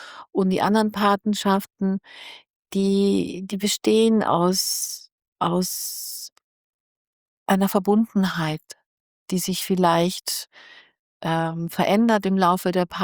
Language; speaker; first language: German; native; German